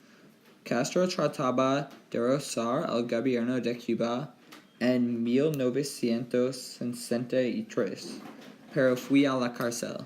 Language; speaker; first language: Spanish; non-native, learner; English